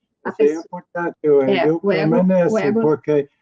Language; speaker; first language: Portuguese; non-native, learner; English